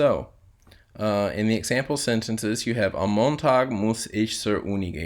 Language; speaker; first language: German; non-native, fluent; English